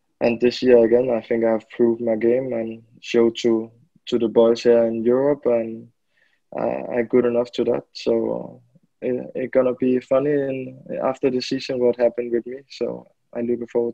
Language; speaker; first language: English; non-native, fluent; Danish